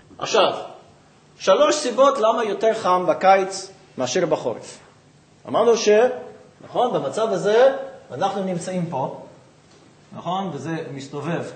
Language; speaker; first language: Hebrew; non-native, fluent; English